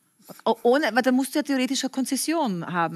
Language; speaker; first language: German; native; German